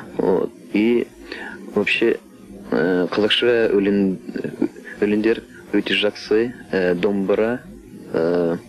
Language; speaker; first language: Kazakh; non-native, local second language; Russian